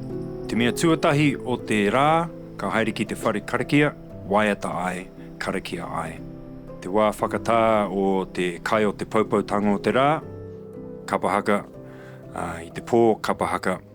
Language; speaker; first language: Māori; non-native, local second language; English